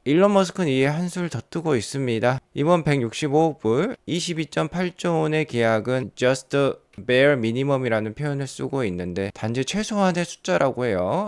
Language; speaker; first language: Korean; native; Korean